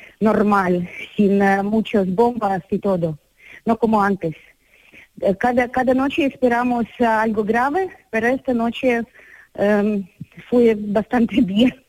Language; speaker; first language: Spanish; non-native, learner; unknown